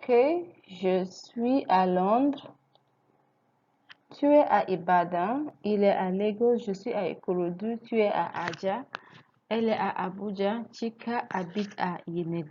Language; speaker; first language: French; non-native, fluent; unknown